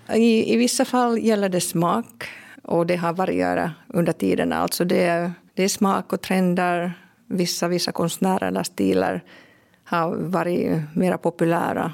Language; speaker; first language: Swedish; non-native, local second language; Finnish